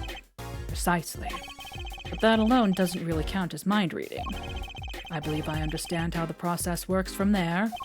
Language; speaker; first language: English; native; English